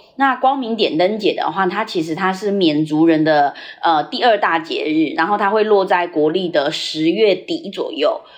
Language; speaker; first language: Chinese; early bilingual, heritage; Chinese